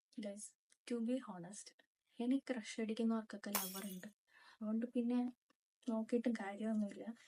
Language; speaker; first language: Malayalam; non-native, local second language; Tamil